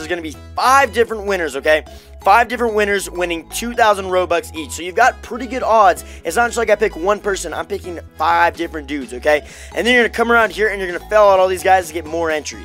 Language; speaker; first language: English; native; English